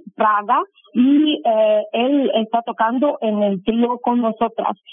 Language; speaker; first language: Spanish; non-native, fluent; Ukrainian